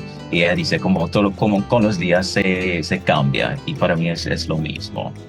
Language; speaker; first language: Spanish; non-native, fluent; English